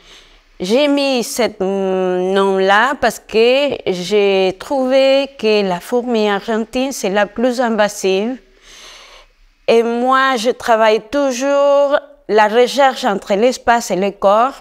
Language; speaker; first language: French; non-native, fluent; Spanish